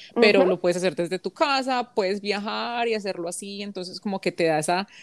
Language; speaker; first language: Spanish; early bilingual, heritage; Spanish